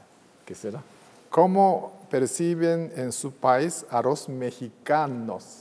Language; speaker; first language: Spanish; non-native, fluent; Japanese